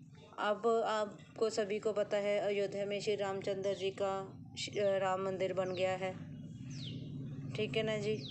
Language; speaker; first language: Hindi; native; Hindi